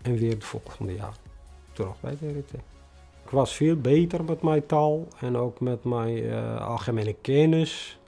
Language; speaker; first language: Dutch; non-native, fluent; Tigrinya